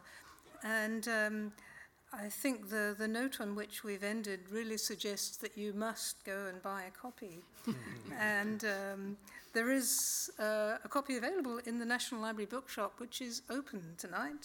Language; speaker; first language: English; native; English